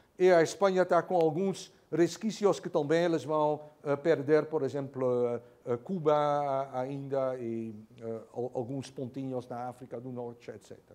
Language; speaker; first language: Portuguese; non-native, fluent; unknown